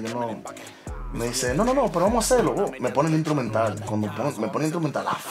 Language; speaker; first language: Spanish; early bilingual, heritage; Spanish